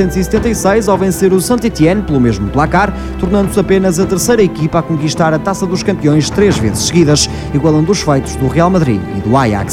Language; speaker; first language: Portuguese; native; Portuguese